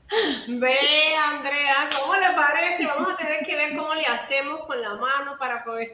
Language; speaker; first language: Spanish; native; Spanish